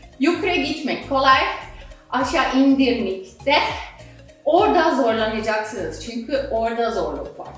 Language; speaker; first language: Turkish; non-native, fluent; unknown